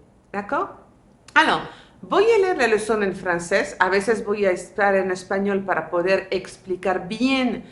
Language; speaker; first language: Spanish; non-native, fluent; French